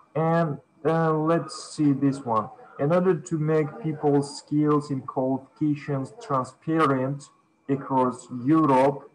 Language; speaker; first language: English; non-native, fluent; Uzbek